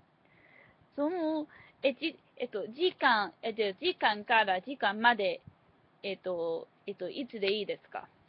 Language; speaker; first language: Japanese; non-native, learner; English